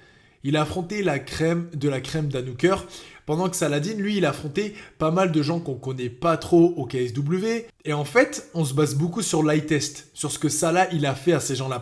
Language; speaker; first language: French; native; French